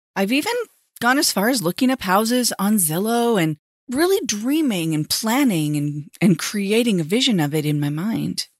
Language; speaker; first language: English; native; English